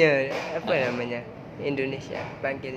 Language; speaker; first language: Indonesian; non-native, learner; Malay